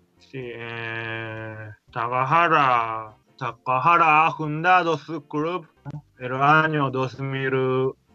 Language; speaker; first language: Spanish; non-native, learner; Japanese